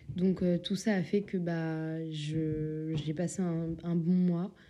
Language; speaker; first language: French; native; French